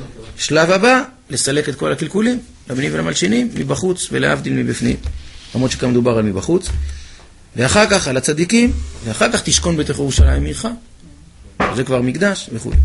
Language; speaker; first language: Hebrew; native; Hebrew